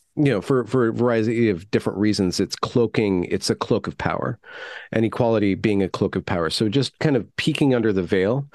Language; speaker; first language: English; native; English